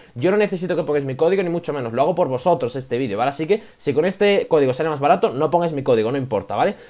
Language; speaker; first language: Spanish; native; Spanish